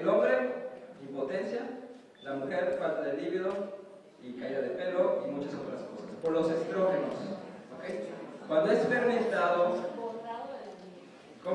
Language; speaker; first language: Spanish; native; Spanish